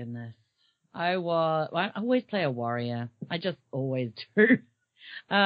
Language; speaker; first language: English; native; English